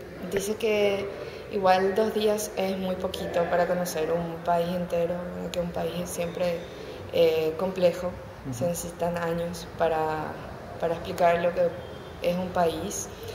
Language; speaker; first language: Spanish; native; Spanish